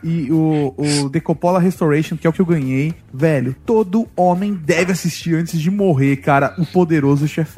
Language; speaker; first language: Portuguese; native; Portuguese